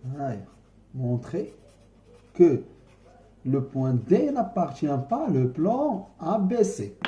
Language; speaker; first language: French; non-native, local second language; Arabic